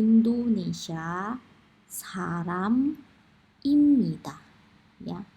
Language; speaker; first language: Korean; non-native, fluent; Indonesian